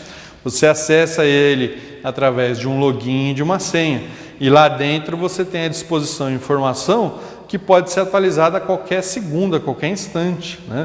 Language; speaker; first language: Portuguese; native; Portuguese